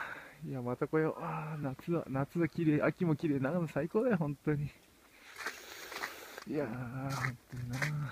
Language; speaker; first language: Japanese; native; Japanese